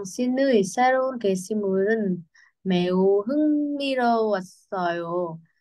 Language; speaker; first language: Korean; non-native, learner; Vietnamese